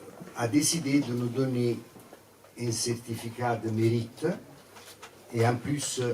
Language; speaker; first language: French; non-native, fluent; Italian